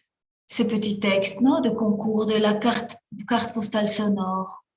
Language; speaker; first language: French; non-native, fluent; Spanish